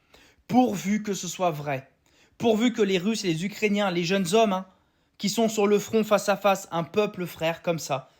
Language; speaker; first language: French; native; French